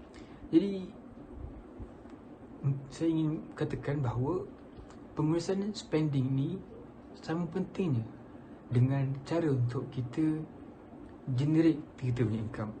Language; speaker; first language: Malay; native; Malay